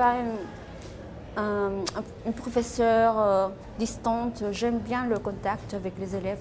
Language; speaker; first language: French; non-native, fluent; Spanish